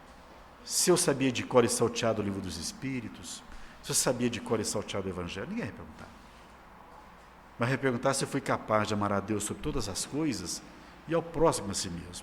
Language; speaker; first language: Portuguese; native; Portuguese